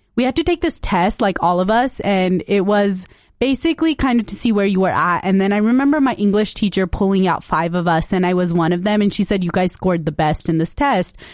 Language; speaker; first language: English; early bilingual, other home language; Punjabi